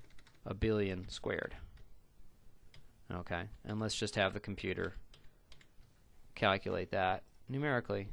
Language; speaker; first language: English; native; English